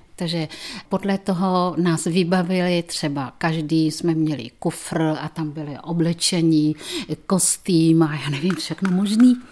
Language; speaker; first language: Czech; non-native, fluent; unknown